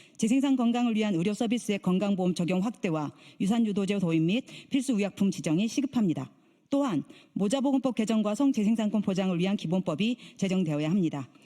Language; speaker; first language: Korean; native; Korean